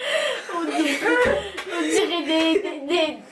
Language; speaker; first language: French; native; French